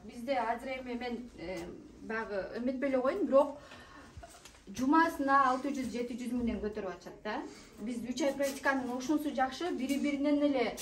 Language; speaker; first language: Kyrgyz; native; Kyrgyz